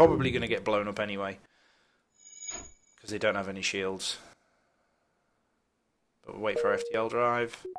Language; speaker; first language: English; native; English